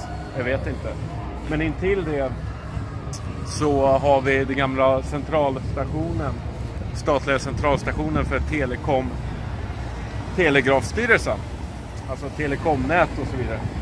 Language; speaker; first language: Swedish; native; Swedish